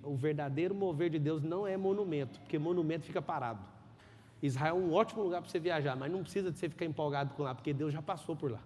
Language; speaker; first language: Portuguese; native; Portuguese